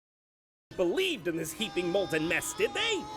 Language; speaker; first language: English; native; English